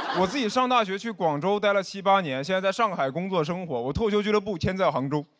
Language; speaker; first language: Chinese; native; Chinese